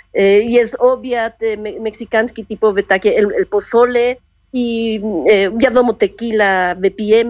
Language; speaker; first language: Polish; non-native, learner; Spanish